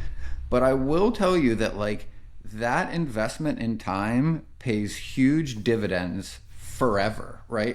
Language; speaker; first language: English; native; English